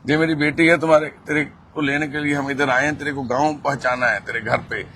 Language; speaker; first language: Hindi; non-native, local second language; Punjabi